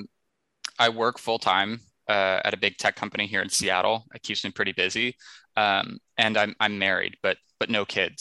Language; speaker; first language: English; native; English